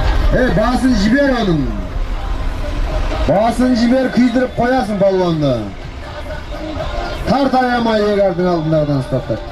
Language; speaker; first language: Kazakh; native; Kazakh